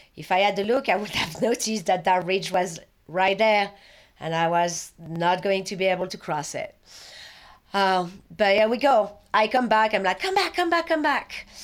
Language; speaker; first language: English; non-native, fluent; French